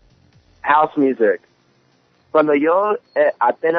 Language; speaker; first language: Spanish; early bilingual, heritage; English